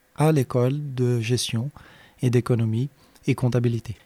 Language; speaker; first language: French; non-native, fluent; Portuguese